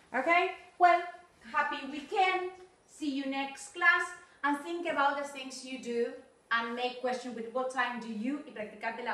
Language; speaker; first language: English; non-native, fluent; Spanish